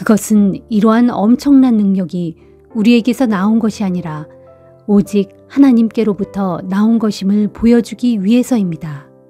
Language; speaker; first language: Korean; native; Korean